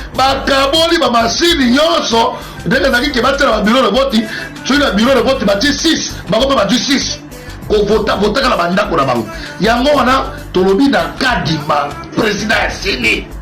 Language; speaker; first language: Lingala; native; Lingala